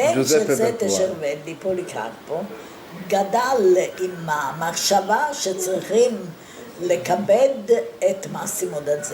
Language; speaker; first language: Hebrew; non-native, fluent; Italian